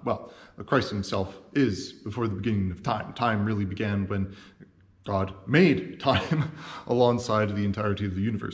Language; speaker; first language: English; native; English